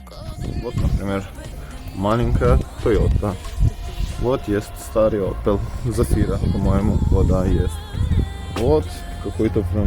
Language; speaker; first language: Russian; non-native, fluent; Serbian